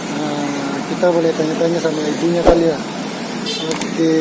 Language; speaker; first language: Indonesian; native; Indonesian